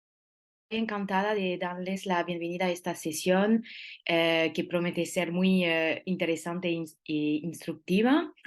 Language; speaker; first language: Spanish; non-native, fluent; French